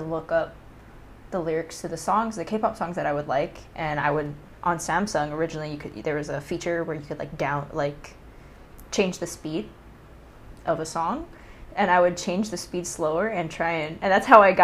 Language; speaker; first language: English; native; English